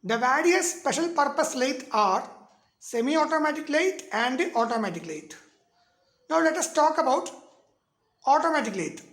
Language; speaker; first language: English; non-native, local second language; Malayalam